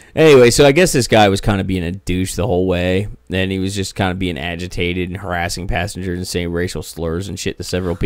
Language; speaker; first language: English; native; English